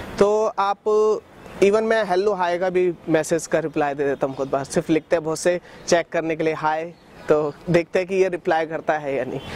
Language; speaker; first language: Hindi; native; Hindi